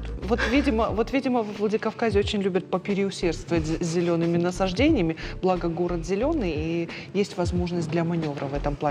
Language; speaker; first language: Russian; native; Russian